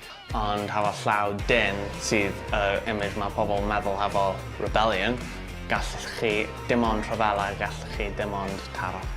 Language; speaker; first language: Welsh; non-native, local second language; English